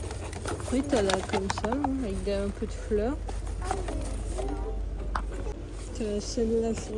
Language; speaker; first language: French; native; French